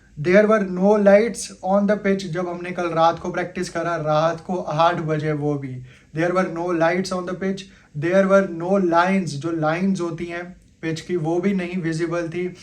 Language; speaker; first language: Hindi; native; Hindi